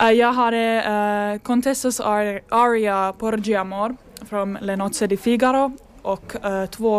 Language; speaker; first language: Swedish; non-native, local second language; Finnish